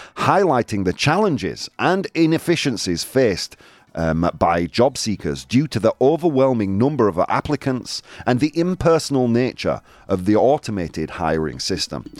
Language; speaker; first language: English; native; English